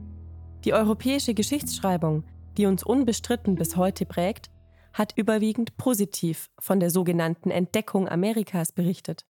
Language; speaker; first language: German; native; German